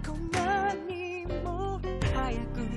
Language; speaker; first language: Japanese; non-native, learner; English